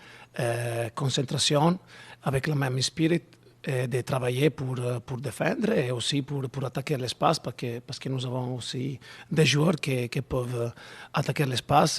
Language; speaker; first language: French; non-native, learner; Italian